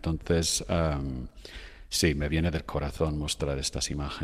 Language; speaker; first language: Spanish; non-native, fluent; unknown